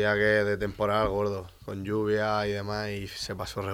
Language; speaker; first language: Spanish; native; Spanish